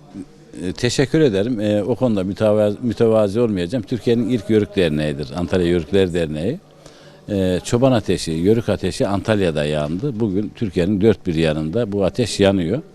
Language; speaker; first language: Turkish; native; Turkish